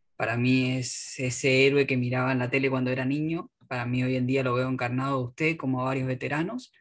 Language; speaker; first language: Spanish; native; Spanish